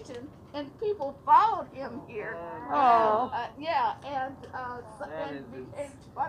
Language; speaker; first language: English; native; English